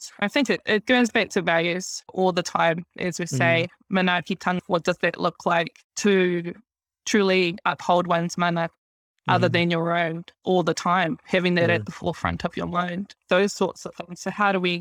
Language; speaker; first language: English; native; English